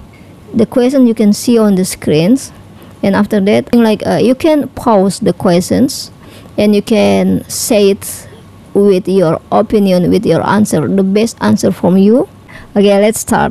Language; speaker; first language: English; non-native, learner; Indonesian